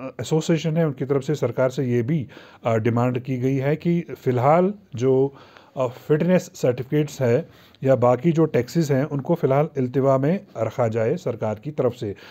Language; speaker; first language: Hindi; non-native, local second language; Kashmiri